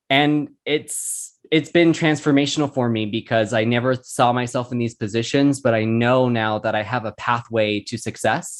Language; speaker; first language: English; native; English